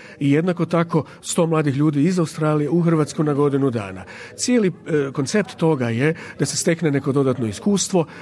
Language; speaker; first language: Croatian; native; Croatian